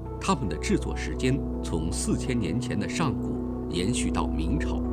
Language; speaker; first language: Chinese; native; Chinese